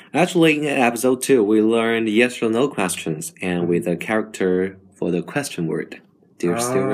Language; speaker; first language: English; non-native, fluent; Chinese